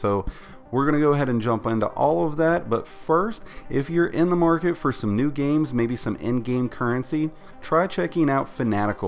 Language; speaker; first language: English; native; English